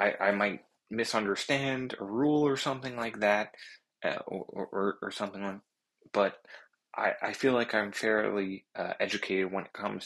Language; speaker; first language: English; native; English